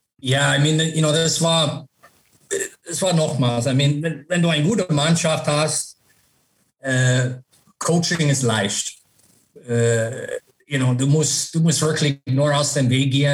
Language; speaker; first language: German; non-native, learner; English